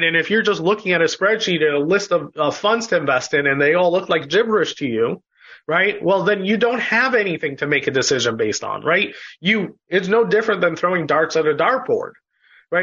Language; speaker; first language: English; native; English